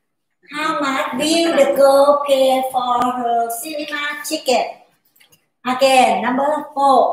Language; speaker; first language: English; non-native, learner; Thai